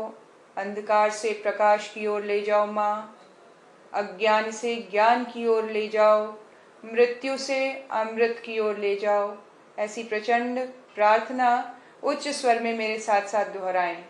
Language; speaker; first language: Hindi; native; Hindi